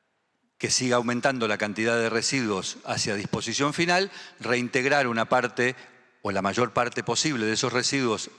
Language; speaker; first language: Spanish; native; Spanish